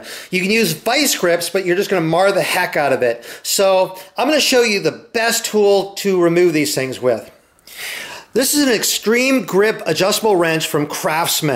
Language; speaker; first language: English; native; English